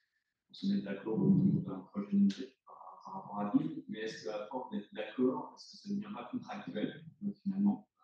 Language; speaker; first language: French; native; French